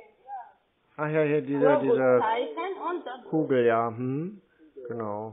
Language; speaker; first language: German; native; German